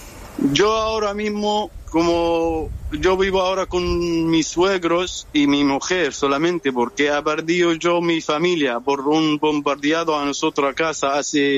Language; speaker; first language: Spanish; non-native, fluent; Arabic